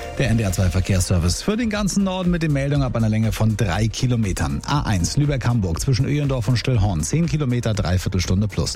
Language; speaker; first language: German; native; German